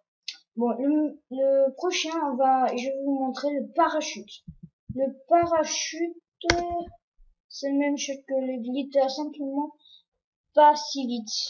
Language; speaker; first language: French; non-native, learner; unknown